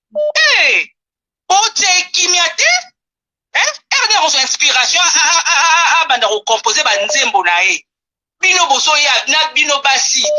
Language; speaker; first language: Lingala; native; Lingala